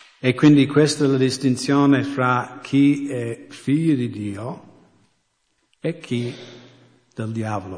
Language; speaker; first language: Italian; non-native, fluent; English